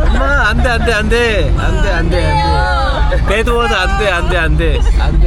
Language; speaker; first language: Korean; native; Korean